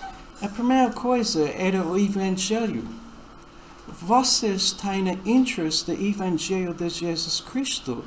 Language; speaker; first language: Portuguese; non-native, fluent; English